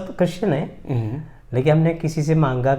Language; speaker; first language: Hindi; non-native, local second language; Malayalam